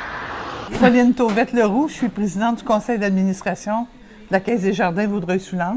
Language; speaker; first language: French; native; French